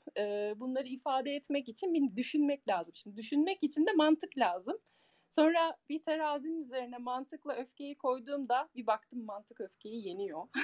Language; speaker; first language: Turkish; early bilingual, heritage; Turkish